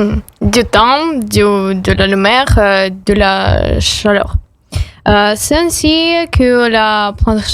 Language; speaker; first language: French; non-native, learner; Ukrainian